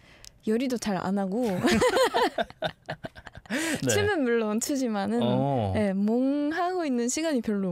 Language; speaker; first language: Korean; non-native, fluent; Japanese